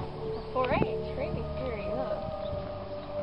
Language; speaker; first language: French; non-native, learner; English